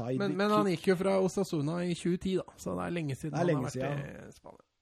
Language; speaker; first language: Norwegian; native; Norwegian